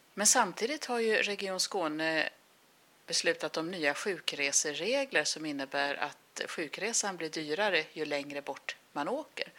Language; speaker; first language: Swedish; native; Swedish